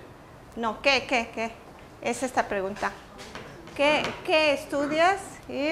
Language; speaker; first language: Spanish; native; Spanish